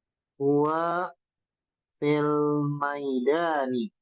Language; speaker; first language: Arabic; non-native, fluent; Indonesian